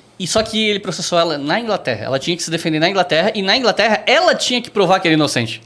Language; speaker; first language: Portuguese; native; Portuguese